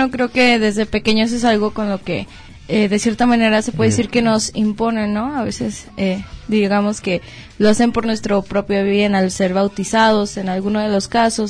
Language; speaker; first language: Spanish; native; Spanish